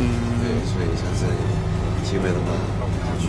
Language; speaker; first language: Chinese; early bilingual, heritage; Chinese